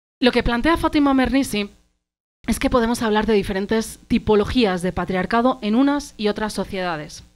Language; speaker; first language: Spanish; early bilingual, other home language; Arabic